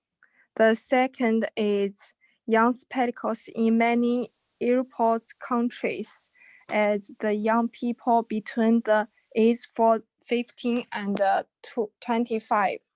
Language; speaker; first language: English; non-native, learner; Chinese